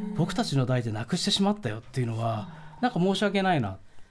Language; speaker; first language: Japanese; native; Japanese